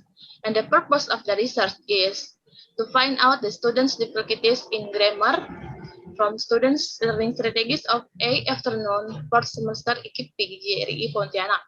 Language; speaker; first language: English; non-native, learner; Indonesian